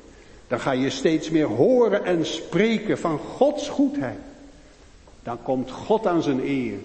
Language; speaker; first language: Dutch; native; Dutch